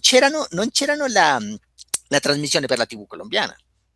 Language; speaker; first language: Italian; non-native, fluent; Spanish